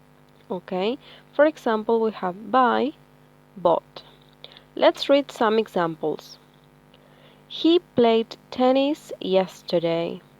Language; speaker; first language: English; non-native, fluent; Spanish